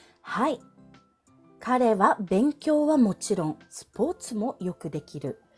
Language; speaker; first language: Japanese; non-native, fluent; Filipino